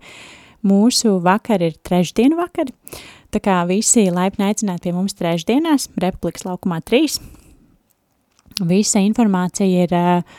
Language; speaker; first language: Latvian; native; Latvian